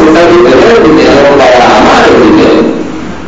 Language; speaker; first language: Spanish; native; Spanish